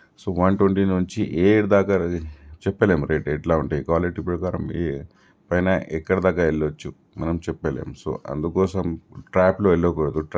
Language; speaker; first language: Telugu; non-native, local second language; Urdu